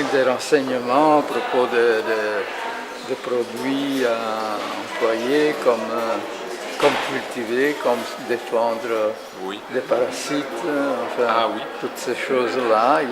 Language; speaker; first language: French; non-native, fluent; Italian